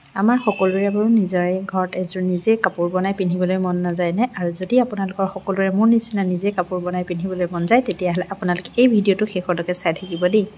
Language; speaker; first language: Assamese; non-native, local second language; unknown